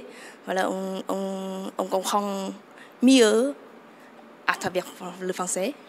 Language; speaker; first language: French; non-native, fluent; Vietnamese